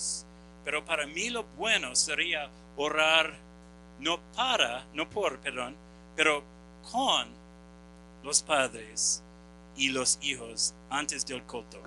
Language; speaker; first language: Spanish; non-native, fluent; English